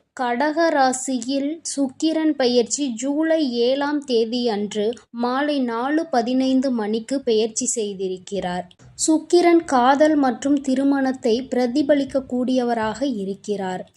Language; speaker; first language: Tamil; native; Tamil